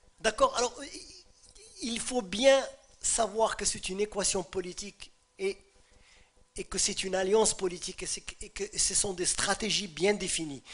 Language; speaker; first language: French; non-native, local second language; Arabic